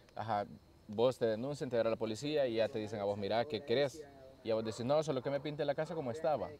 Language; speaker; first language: Spanish; native; Spanish